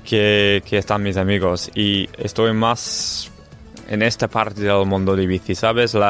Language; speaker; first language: Spanish; non-native, learner; English